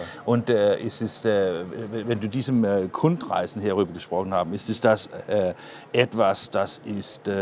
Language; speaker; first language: German; non-native, learner; Danish